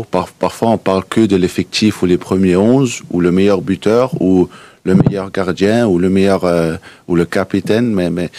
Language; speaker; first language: French; non-native, fluent; Danish